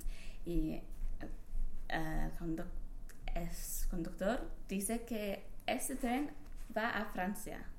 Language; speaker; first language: Spanish; non-native, learner; English